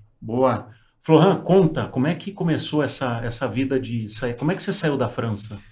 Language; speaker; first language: Portuguese; native; Portuguese